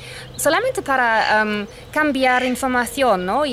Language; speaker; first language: Spanish; non-native, fluent; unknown